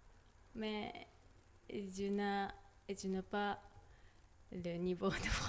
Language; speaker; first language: French; non-native, learner; Japanese